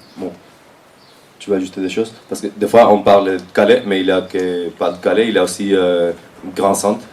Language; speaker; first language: French; non-native, fluent; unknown